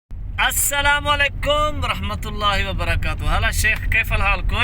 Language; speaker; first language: Arabic; non-native, learner; Urdu